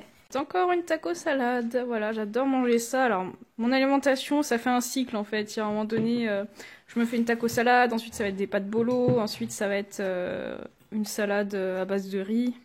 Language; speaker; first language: French; native; French